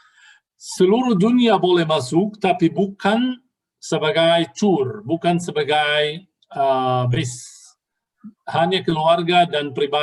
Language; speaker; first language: Indonesian; non-native, fluent; Arabic